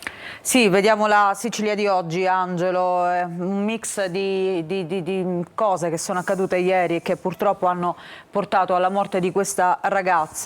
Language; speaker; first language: Italian; native; Italian